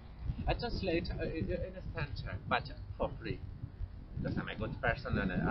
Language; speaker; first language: English; non-native, learner; Spanish